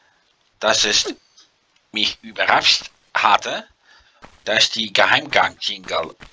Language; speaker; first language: German; non-native, learner; Dutch